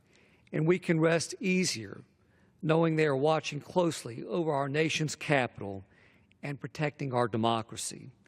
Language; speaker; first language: English; native; English